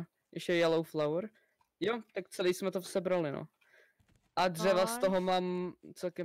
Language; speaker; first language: Czech; native; Czech